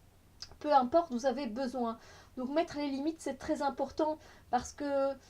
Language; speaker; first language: French; native; French